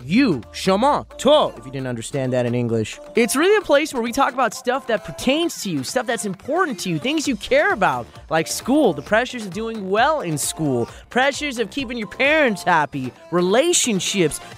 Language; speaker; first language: English; native; English